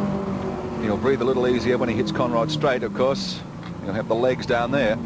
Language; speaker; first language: English; native; English